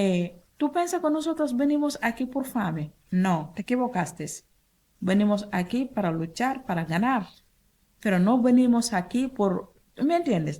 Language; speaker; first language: Spanish; non-native, learner; Wolof